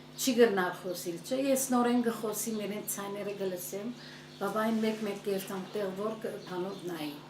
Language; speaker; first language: Armenian; early bilingual, heritage; Armenian